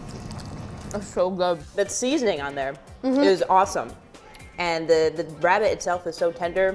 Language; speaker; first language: English; native; English